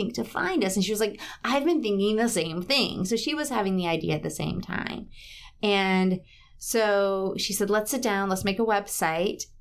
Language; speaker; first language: English; native; English